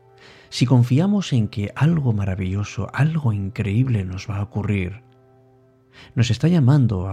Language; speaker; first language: Spanish; native; Spanish